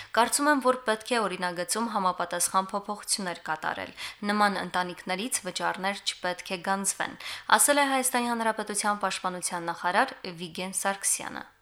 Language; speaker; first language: Armenian; native; Armenian